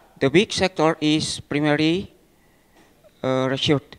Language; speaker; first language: English; non-native, learner; Indonesian